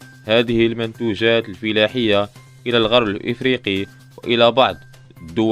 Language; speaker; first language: Arabic; native; Arabic